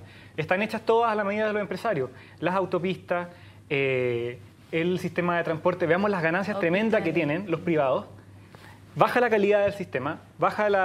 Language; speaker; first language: Spanish; native; Spanish